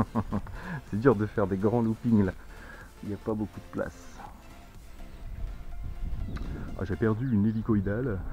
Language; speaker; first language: French; native; French